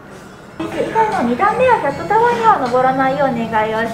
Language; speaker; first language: Japanese; native; Japanese